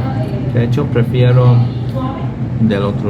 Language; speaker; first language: Spanish; non-native, learner; English